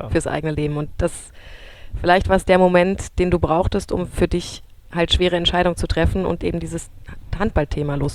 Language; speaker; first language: German; native; German